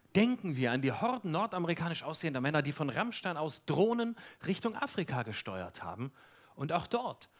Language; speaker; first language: German; native; German